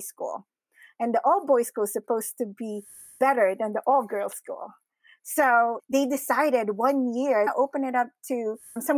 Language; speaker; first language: English; non-native, local second language; Filipino